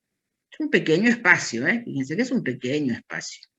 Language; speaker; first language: Spanish; native; Spanish